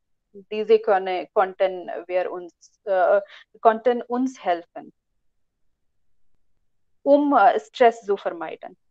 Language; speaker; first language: German; non-native, learner; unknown